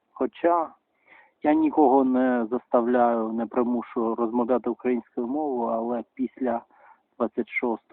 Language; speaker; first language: Ukrainian; non-native, local second language; Russian